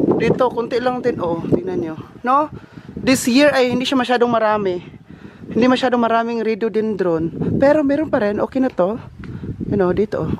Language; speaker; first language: Filipino; non-native, local second language; Cebuano